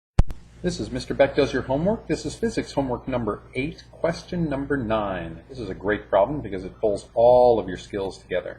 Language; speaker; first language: English; native; English